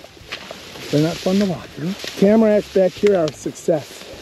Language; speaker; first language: English; native; English